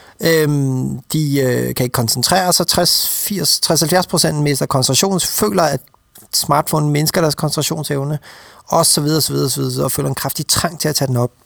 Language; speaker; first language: Danish; native; Danish